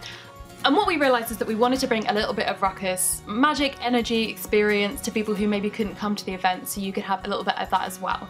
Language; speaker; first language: English; native; English